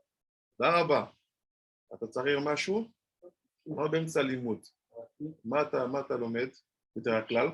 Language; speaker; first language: Hebrew; non-native, fluent; French